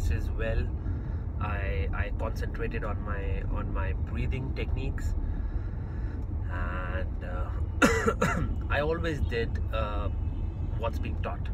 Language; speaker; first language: English; non-native, local second language; Hindi